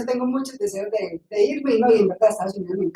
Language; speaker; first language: Spanish; native; Spanish